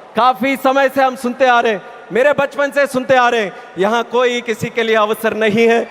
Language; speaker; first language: Hindi; non-native, local second language; Telugu